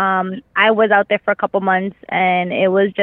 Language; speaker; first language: English; native; English